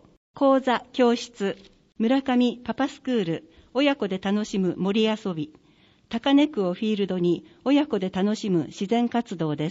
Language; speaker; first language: Japanese; native; Japanese